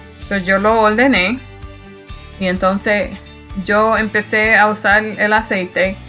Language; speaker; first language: Spanish; early bilingual, heritage; Spanish